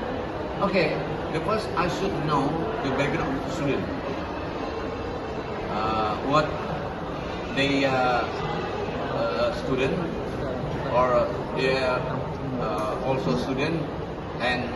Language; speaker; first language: English; non-native, learner; Indonesian